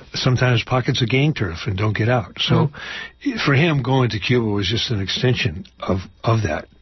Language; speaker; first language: English; native; English